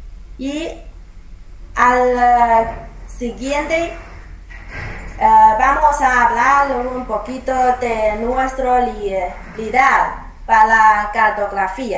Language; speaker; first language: Spanish; non-native, learner; Chinese